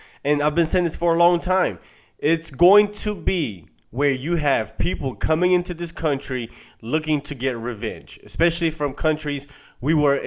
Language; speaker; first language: English; native; English